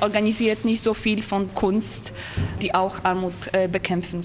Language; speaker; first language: German; non-native, fluent; Polish